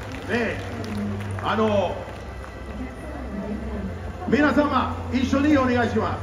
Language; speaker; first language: Japanese; non-native, learner; Spanish